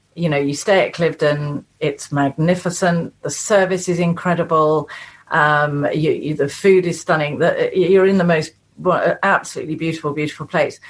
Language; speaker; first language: English; native; English